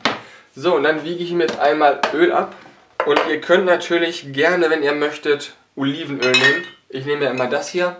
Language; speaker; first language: German; native; German